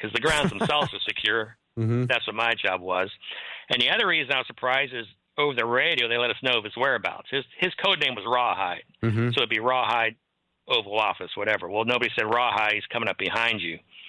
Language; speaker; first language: English; native; English